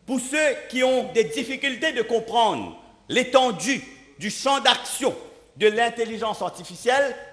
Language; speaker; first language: French; non-native, local second language; Morisyen